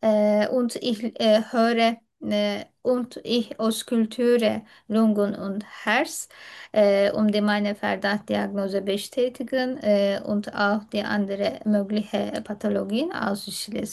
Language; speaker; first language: German; non-native, learner; Turkish